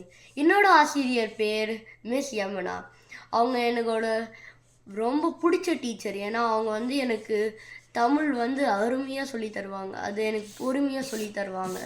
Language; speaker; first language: Tamil; early bilingual, heritage; Tamil